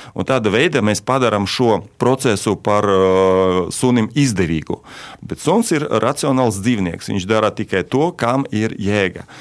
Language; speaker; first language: Latvian; non-native, local second language; Russian